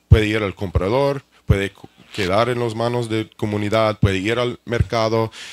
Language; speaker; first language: Spanish; non-native, fluent; English